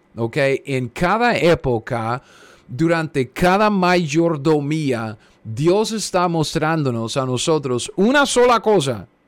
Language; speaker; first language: Spanish; non-native, fluent; English